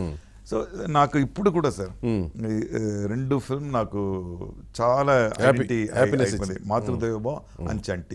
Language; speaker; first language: Telugu; non-native, learner; Tamil